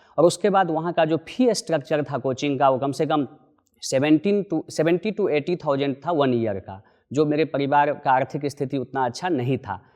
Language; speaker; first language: Hindi; non-native, local second language; Maithili